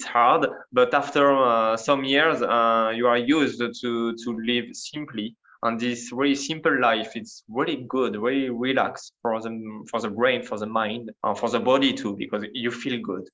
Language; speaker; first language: English; non-native, learner; French